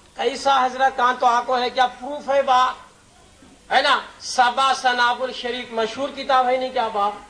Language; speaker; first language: Urdu; native; Urdu